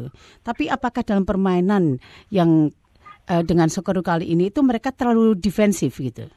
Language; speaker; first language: Indonesian; native; Indonesian